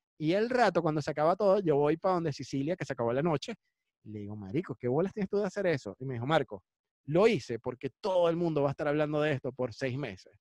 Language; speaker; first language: Spanish; native; Spanish